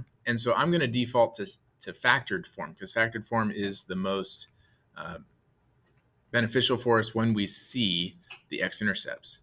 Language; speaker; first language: English; native; English